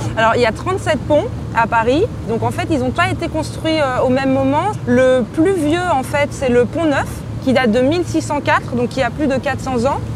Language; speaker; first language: French; native; French